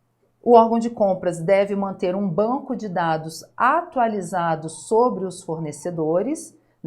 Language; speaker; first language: Portuguese; native; Portuguese